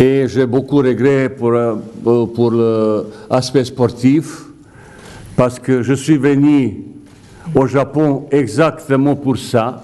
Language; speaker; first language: French; non-native, fluent; Bosnian